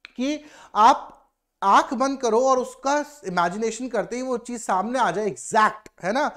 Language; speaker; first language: Hindi; native; Hindi